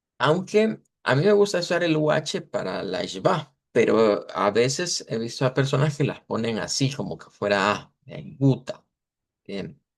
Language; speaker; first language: Spanish; native; Spanish